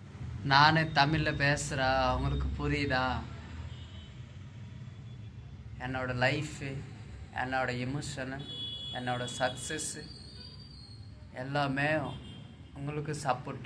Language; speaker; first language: Tamil; non-native, learner; Hindi